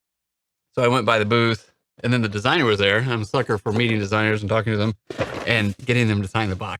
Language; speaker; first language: English; native; English